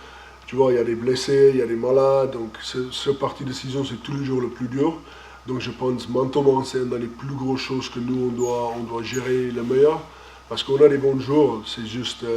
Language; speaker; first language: French; non-native, fluent; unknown